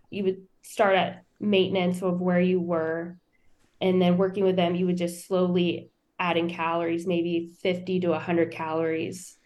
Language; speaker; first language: English; native; English